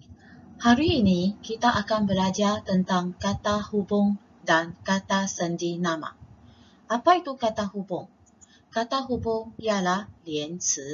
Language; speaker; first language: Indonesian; non-native, local second language; Chinese